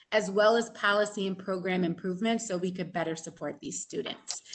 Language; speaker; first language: English; native; English